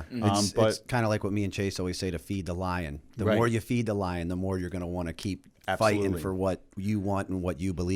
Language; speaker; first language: English; native; English